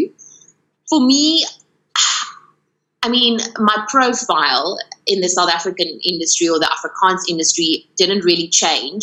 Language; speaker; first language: English; non-native, local second language; Afrikaans